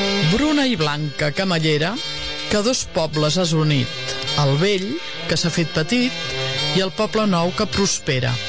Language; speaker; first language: Catalan; native; Catalan